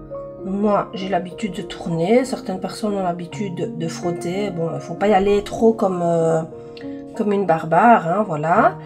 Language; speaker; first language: French; native; French